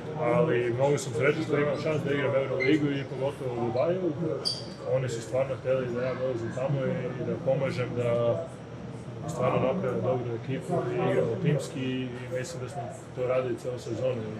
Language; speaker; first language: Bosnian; non-native, fluent; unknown